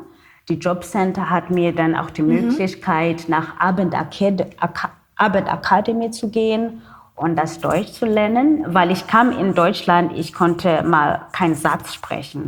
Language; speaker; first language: German; non-native, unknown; Xhosa